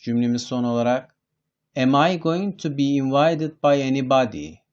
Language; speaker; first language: English; non-native, fluent; Turkish